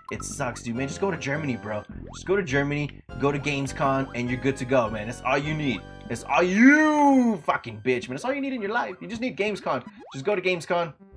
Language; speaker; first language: English; early bilingual, other home language; Spanish